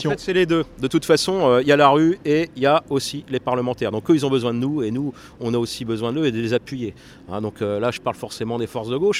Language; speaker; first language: French; native; French